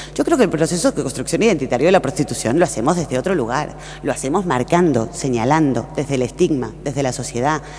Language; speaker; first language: Spanish; native; Spanish